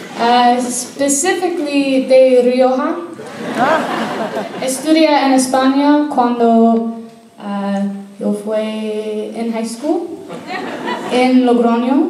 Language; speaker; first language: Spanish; non-native, learner; English